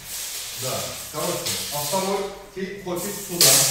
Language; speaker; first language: Russian; non-native, learner; Turkish